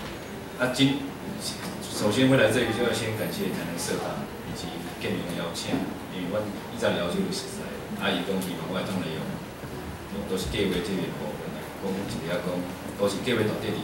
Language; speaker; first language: Chinese; native; Chinese